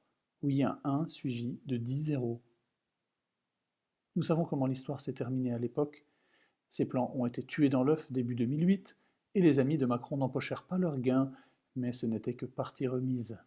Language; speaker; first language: French; native; French